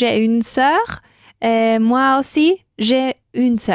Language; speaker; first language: French; non-native, learner; Spanish